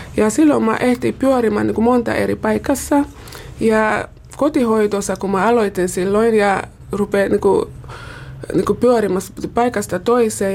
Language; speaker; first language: Finnish; non-native, fluent; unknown